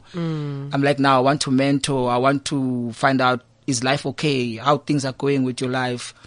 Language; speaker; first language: English; non-native, local second language; Zulu